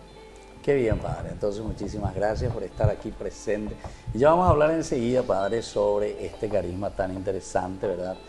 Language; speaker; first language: Spanish; native; Spanish